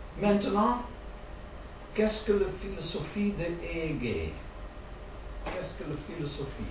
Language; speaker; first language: French; non-native, learner; Dutch